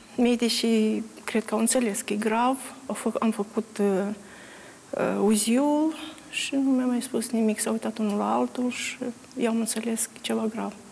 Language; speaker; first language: Romanian; native; Romanian